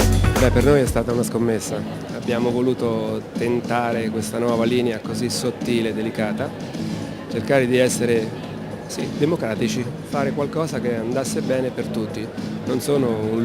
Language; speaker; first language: Italian; native; Italian